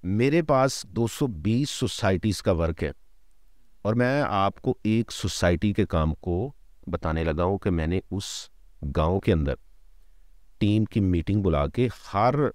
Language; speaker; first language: Urdu; non-native, local second language; Punjabi